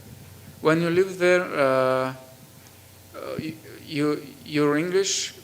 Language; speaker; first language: English; non-native, learner; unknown